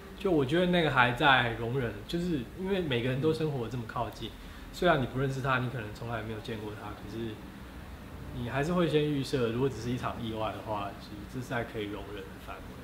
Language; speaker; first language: Chinese; native; Chinese